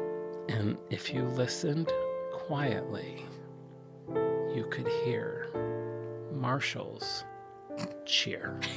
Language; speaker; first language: English; native; English